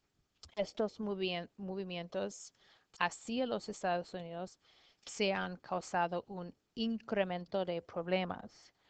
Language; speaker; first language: Spanish; non-native, learner; English